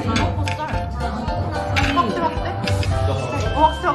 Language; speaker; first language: Korean; non-native, learner; Arabic